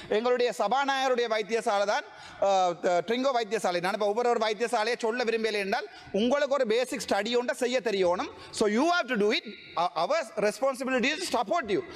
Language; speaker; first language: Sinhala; non-native, local second language; Tamil